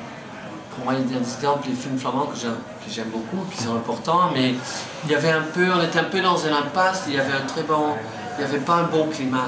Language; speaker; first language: French; non-native, fluent; Dutch